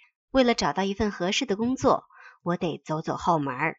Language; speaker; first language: Chinese; native; Chinese